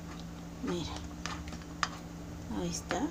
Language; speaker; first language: Spanish; native; Spanish